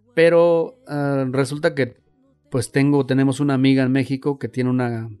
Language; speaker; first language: Spanish; native; Spanish